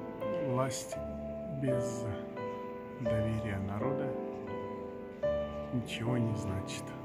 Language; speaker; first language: Russian; native; Russian